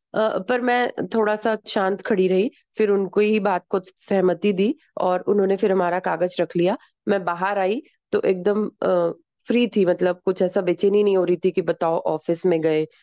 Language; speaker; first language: Hindi; native; Hindi